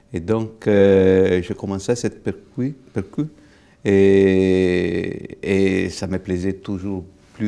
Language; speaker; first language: French; non-native, fluent; Italian